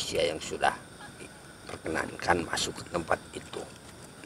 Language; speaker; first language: Indonesian; native; Indonesian